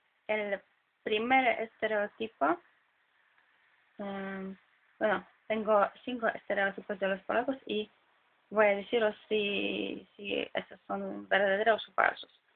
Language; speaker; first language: Spanish; non-native, fluent; Polish